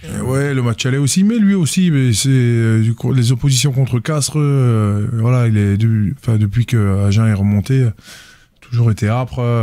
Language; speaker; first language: French; native; French